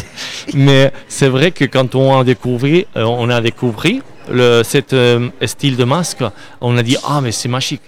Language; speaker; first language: French; non-native, learner; Spanish